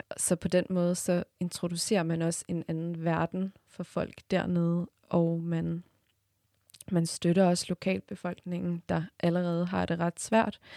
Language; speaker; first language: Danish; early bilingual, other home language; Turkmen